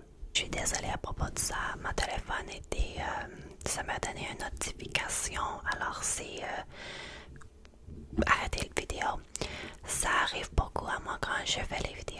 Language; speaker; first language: French; non-native, learner; English